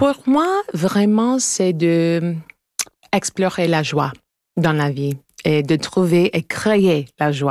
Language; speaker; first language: French; non-native, local second language; English